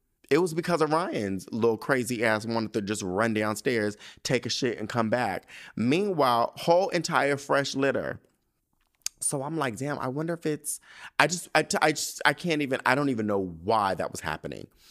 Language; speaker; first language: English; native; English